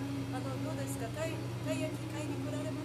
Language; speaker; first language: Japanese; native; Japanese